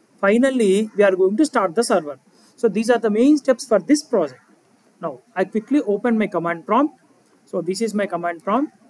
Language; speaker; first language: English; non-native, local second language; Telugu